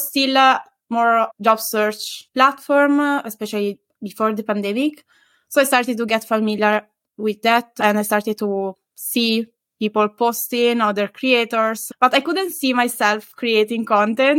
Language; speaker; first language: English; non-native, fluent; Italian